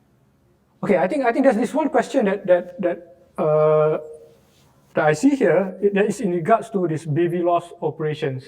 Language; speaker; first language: English; non-native, local second language; Malay